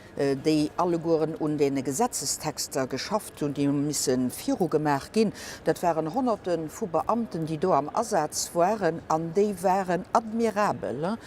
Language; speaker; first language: Luxembourgish; native; Luxembourgish